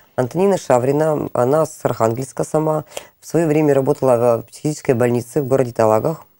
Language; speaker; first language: Russian; native; Russian